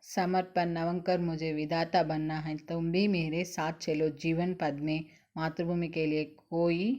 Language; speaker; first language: Hindi; non-native, local second language; Telugu